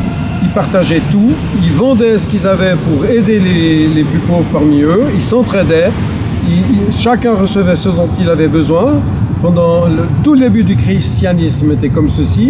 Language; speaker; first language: French; native; French